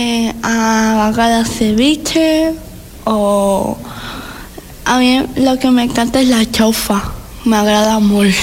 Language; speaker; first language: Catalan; non-native, learner; Spanish